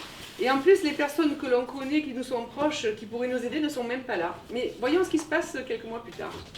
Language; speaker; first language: French; native; French